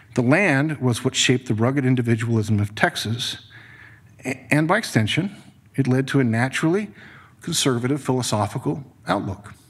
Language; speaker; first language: English; native; English